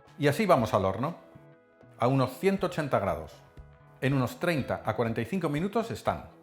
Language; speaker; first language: Spanish; non-native, fluent; Dutch